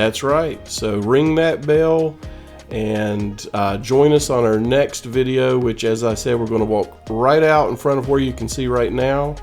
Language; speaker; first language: English; native; English